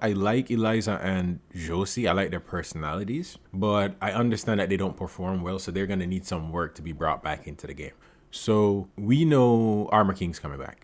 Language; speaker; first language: English; native; English